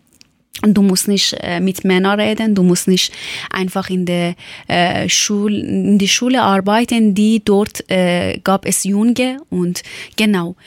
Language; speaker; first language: German; non-native, learner; Persian